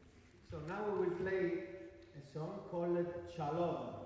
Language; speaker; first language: English; non-native, fluent; Italian